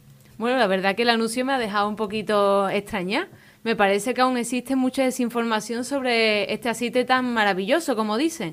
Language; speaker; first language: Spanish; native; Spanish